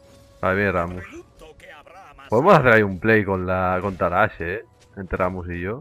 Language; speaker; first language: Spanish; native; Spanish